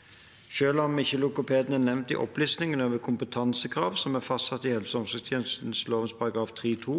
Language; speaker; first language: Norwegian; native; Norwegian